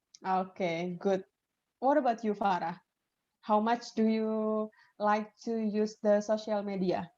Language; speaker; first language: English; non-native, fluent; Indonesian